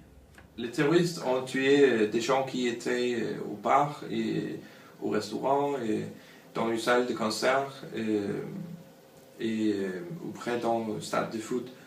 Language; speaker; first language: French; non-native, learner; Danish